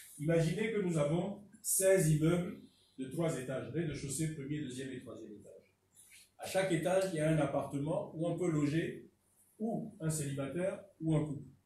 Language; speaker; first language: French; non-native, local second language; Fon